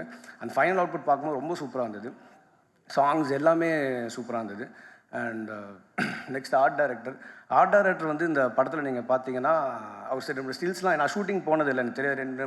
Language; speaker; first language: Tamil; native; Tamil